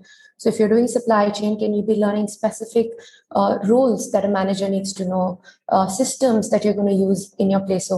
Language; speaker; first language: English; non-native, local second language; Hindi